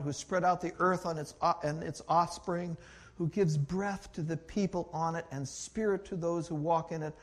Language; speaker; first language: English; native; English